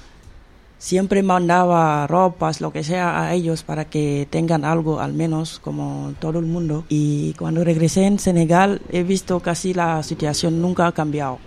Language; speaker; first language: Spanish; non-native, fluent; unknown